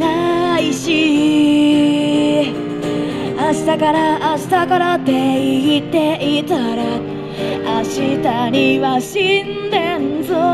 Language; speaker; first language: Japanese; native; Japanese